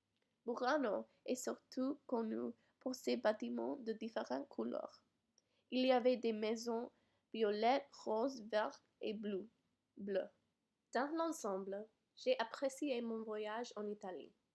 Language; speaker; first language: French; non-native, learner; English